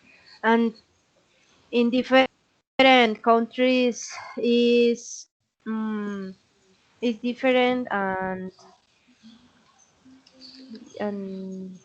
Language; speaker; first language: English; non-native, learner; Spanish